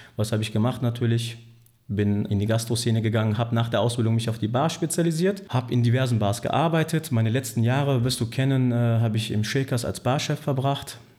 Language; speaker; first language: German; early bilingual, other home language; Turkish